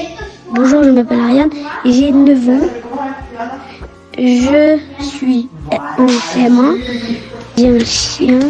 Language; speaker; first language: French; non-native, learner; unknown